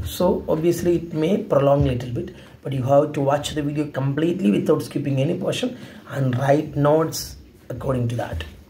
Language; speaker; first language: English; non-native, local second language; Malayalam